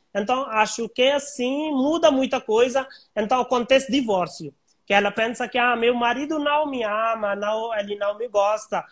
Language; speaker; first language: Portuguese; non-native, learner; Hindi